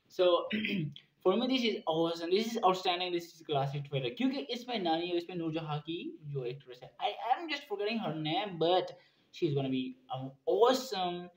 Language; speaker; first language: Hindi; native; Hindi